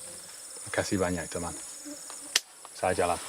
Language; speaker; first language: Indonesian; non-native, learner; English